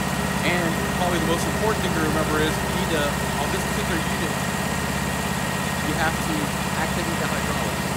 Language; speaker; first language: English; native; English